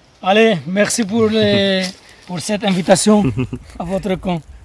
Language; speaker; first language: French; non-native, learner; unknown